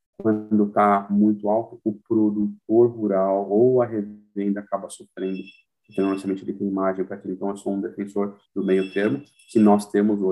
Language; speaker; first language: Portuguese; native; Portuguese